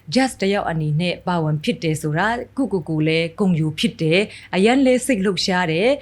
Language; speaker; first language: Burmese; non-native, local second language; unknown